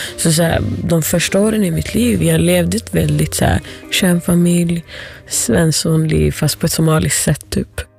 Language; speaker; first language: Swedish; early bilingual, other home language; Somali